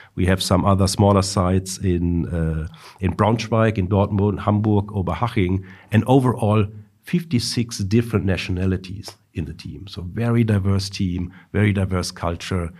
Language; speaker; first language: English; non-native, fluent; German